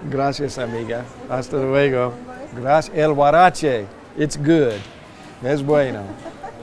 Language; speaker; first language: Spanish; non-native, fluent; English